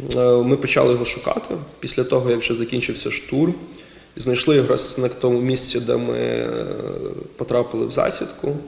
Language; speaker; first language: Ukrainian; non-native, local second language; Russian